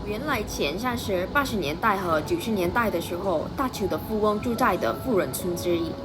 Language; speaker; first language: Chinese; non-native, learner; Korean